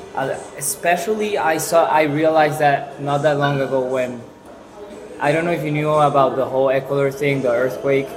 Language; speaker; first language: English; non-native, fluent; Spanish